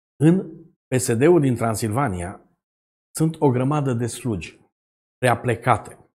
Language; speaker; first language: Romanian; native; Romanian